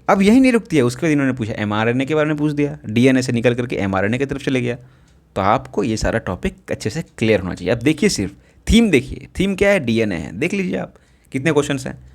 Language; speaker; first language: Hindi; native; Hindi